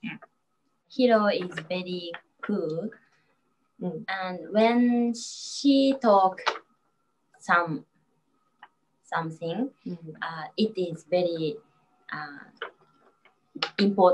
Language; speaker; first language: English; non-native, learner; Japanese